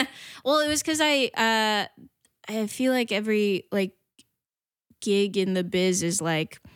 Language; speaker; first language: English; native; English